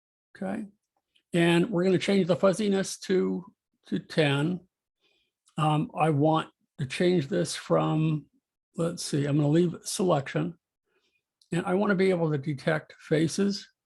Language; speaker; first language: English; native; English